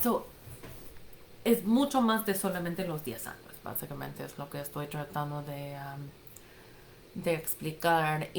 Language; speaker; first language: Spanish; non-native, fluent; English